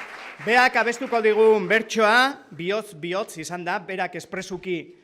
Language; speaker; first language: Basque; native; Basque